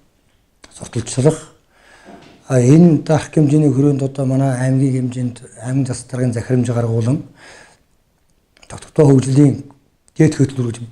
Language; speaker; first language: Mongolian; non-native, local second language; Kazakh